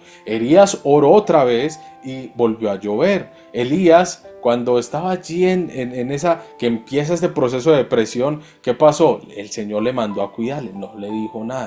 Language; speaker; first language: Spanish; native; Spanish